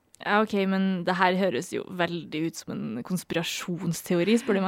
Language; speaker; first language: Norwegian; native; Norwegian